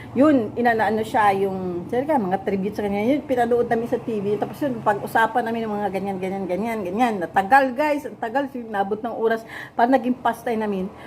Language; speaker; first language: Filipino; non-native, local second language; Cebuano